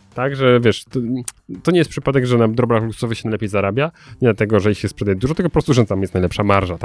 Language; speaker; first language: Polish; native; Polish